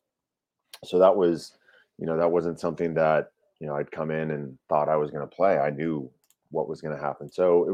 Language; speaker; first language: English; native; English